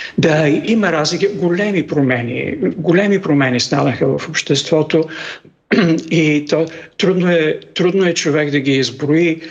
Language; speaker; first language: Bulgarian; native; Bulgarian